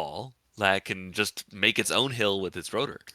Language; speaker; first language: English; native; English